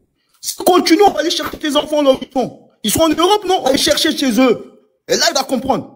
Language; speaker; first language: French; non-native, local second language; Ewe